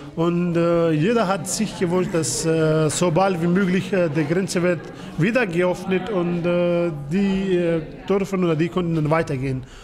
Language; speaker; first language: German; non-native, fluent; Persian